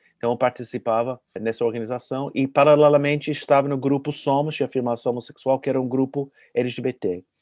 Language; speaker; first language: Portuguese; non-native, fluent; English